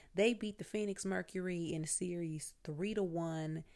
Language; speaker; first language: English; native; English